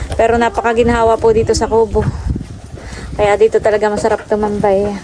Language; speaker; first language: Filipino; native; Filipino